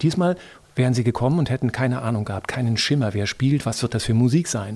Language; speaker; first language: German; native; German